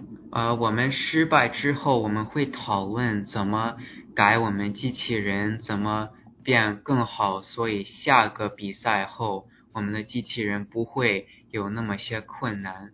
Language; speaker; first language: Chinese; early bilingual, heritage; Chinese